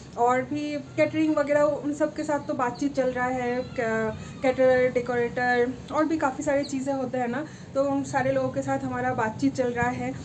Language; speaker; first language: Hindi; non-native, local second language; Bangla